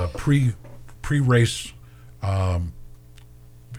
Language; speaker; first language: English; native; English